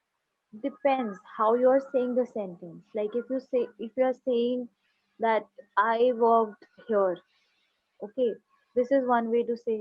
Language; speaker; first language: English; non-native, local second language; Hindi